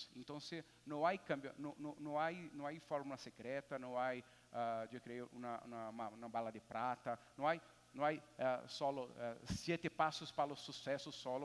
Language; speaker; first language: Spanish; non-native, learner; Portuguese